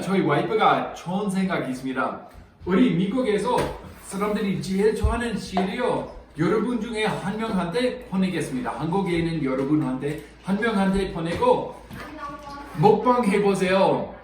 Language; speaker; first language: Korean; non-native, learner; English